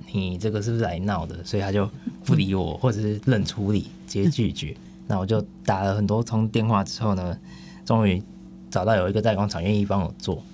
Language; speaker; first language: Chinese; native; Chinese